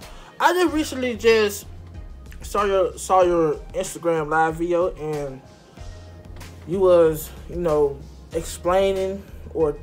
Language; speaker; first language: English; native; English